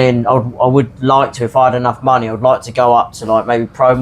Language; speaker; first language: English; native; English